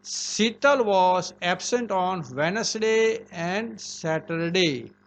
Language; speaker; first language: English; non-native, local second language; Gujarati